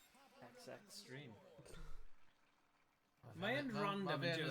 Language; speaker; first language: Welsh; native; Welsh